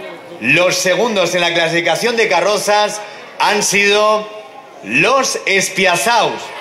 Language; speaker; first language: Spanish; native; Spanish